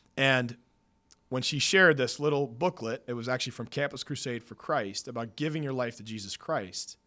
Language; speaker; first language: English; native; English